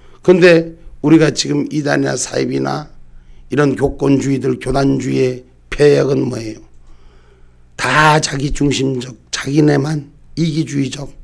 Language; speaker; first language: Korean; native; Korean